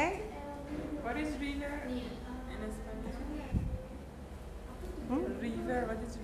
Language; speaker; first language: Spanish; non-native, learner; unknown